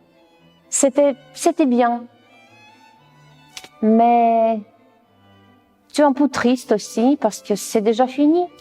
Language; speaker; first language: French; non-native, fluent; Russian